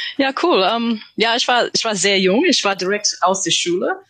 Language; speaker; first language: German; non-native, learner; English